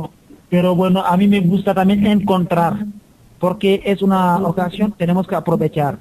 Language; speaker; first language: Spanish; non-native, learner; Wolof